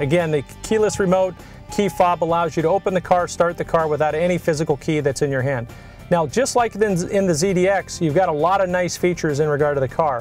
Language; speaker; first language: English; native; English